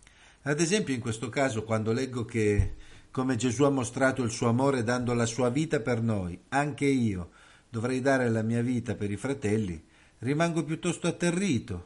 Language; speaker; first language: Italian; native; Italian